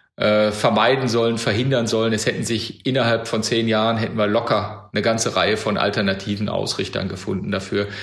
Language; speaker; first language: German; native; German